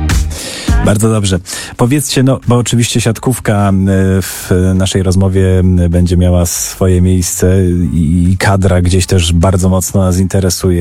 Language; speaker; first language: Polish; native; Polish